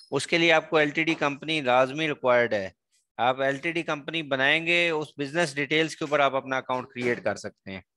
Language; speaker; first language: Urdu; non-native, local second language; Sindhi